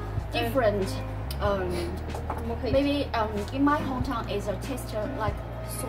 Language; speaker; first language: English; non-native, learner; Chinese